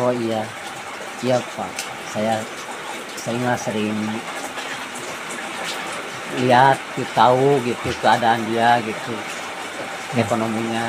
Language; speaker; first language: Indonesian; non-native, local second language; Sundanese